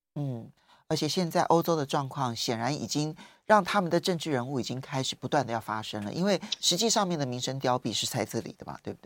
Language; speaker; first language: Chinese; native; Chinese